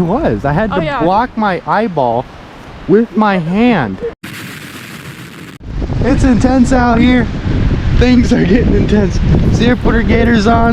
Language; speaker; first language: English; native; English